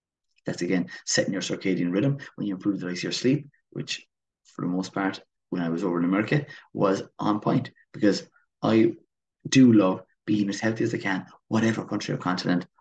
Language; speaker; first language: English; native; English